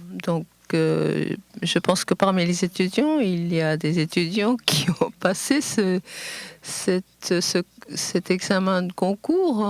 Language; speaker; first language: French; non-native, fluent; Japanese